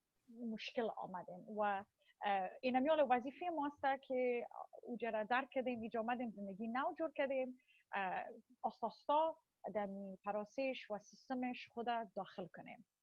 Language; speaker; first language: Persian; early bilingual, heritage; Persian